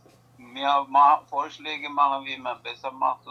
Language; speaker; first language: German; non-native, learner; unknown